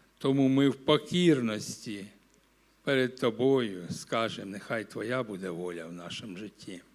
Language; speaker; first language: Ukrainian; non-native, local second language; Russian